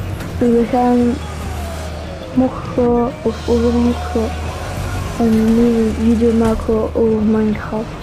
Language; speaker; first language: Dutch; non-native, local second language; French